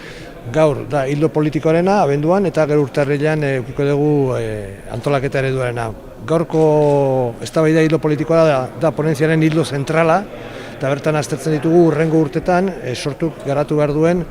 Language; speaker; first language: Basque; native; Basque